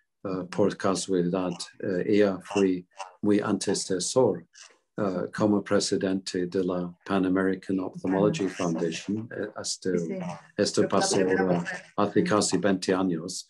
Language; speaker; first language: Spanish; non-native, fluent; English